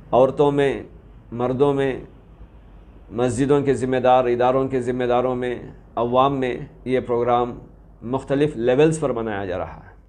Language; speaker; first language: Hindi; non-native, local second language; Urdu